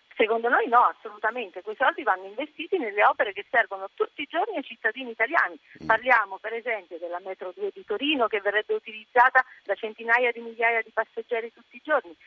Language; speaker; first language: Italian; native; Italian